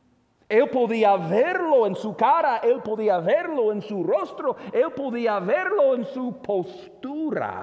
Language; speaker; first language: Spanish; non-native, fluent; English